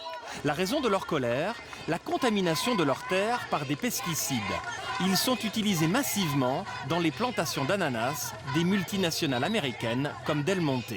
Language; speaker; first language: French; native; French